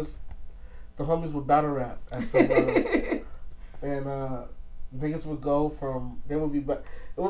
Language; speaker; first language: English; native; English